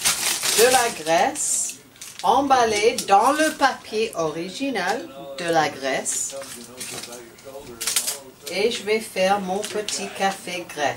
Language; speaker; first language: French; non-native, learner; English